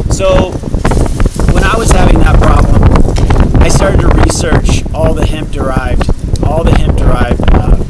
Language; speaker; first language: English; native; English